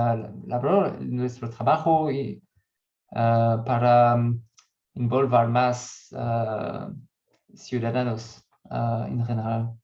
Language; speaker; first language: Spanish; non-native, learner; French